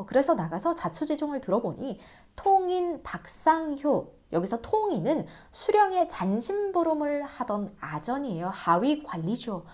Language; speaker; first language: Korean; native; Korean